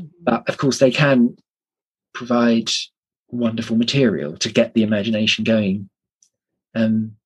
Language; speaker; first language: English; native; English